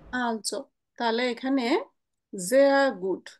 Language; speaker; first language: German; non-native, fluent; Bangla